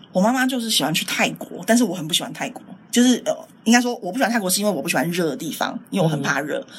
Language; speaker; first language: Chinese; native; Chinese